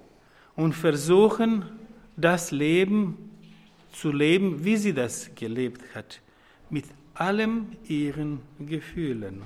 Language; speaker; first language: German; non-native, fluent; Croatian